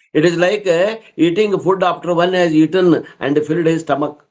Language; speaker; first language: English; non-native, local second language; Kannada